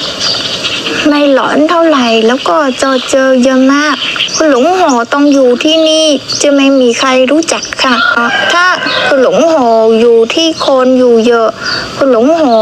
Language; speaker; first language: Thai; non-native, learner; Vietnamese